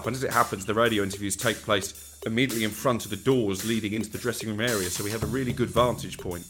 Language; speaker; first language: English; native; English